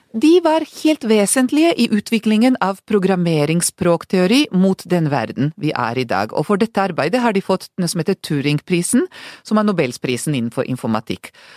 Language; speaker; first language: Norwegian; non-native, fluent; Hungarian